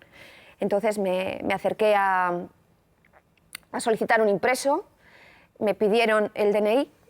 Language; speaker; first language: Spanish; native; Spanish